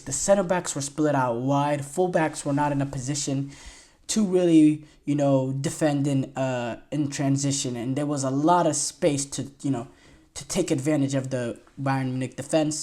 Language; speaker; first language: English; native; English